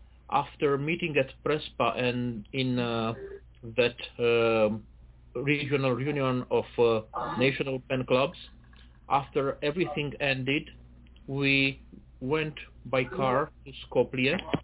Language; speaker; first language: English; non-native, fluent; Romanian